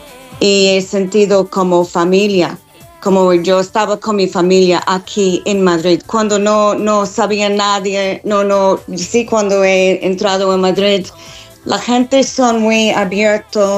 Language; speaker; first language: Spanish; non-native, fluent; English